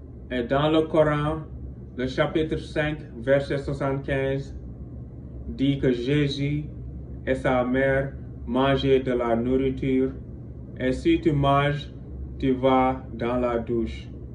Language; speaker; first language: French; non-native, local second language; Wolof